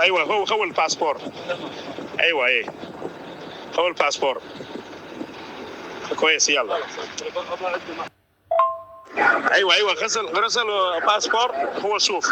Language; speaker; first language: Arabic; non-native, learner; Amharic